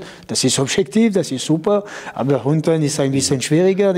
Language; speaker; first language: German; non-native, local second language; French